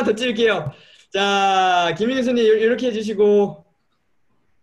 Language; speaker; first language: Korean; native; Korean